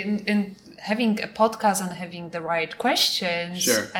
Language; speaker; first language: English; non-native, fluent; Polish